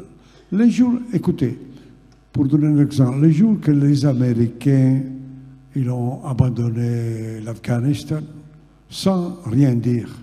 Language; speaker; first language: French; non-native, fluent; Italian